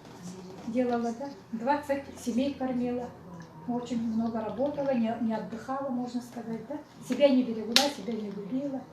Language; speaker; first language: Russian; native; Russian